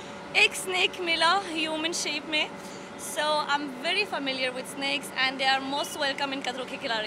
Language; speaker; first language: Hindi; non-native, learner; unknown